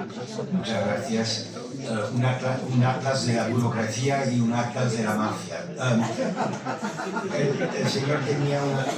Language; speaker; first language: Spanish; non-native, fluent; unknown